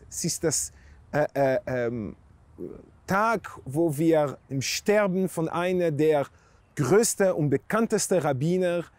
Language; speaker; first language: German; non-native, fluent; Hebrew